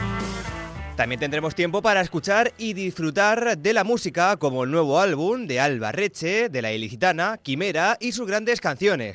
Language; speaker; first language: Spanish; native; Spanish